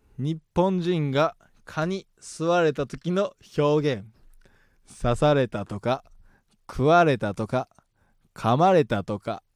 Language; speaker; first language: Japanese; native; Japanese